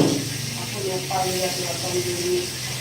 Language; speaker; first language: Indonesian; native; Indonesian